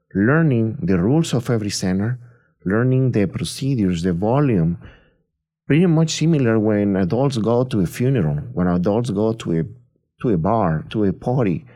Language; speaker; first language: English; non-native, fluent; Spanish